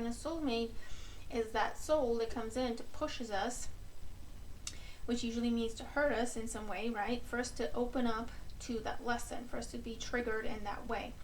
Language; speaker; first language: English; native; English